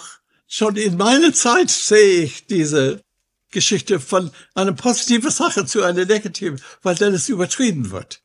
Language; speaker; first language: German; non-native, fluent; English